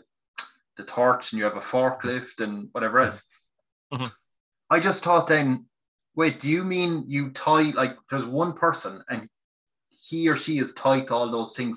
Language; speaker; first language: English; native; English